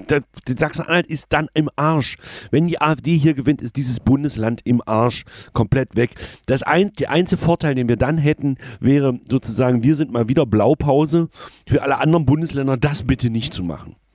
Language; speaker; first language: German; native; German